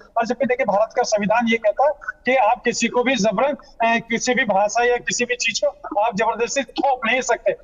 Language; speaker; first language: Hindi; native; Hindi